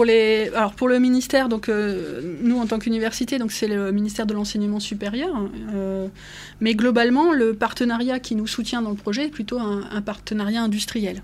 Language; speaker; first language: French; native; French